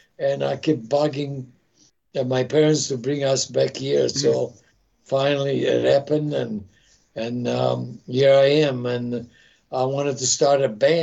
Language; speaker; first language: English; non-native, fluent; Italian